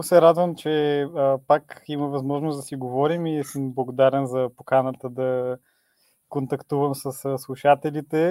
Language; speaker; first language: Bulgarian; native; Bulgarian